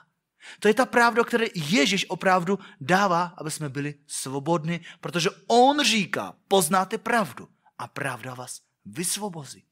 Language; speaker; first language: Czech; non-native, fluent; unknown